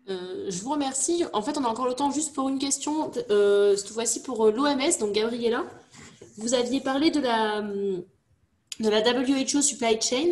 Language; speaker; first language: French; native; French